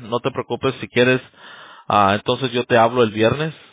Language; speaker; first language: Spanish; early bilingual, heritage; Spanish